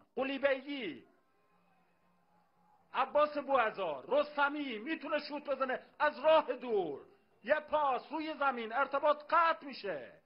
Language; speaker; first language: Persian; native; Persian